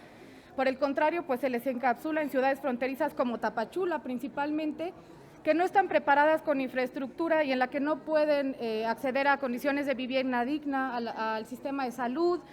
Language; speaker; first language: Spanish; native; Spanish